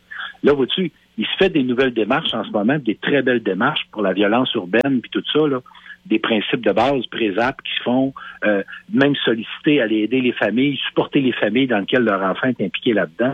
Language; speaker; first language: French; native; French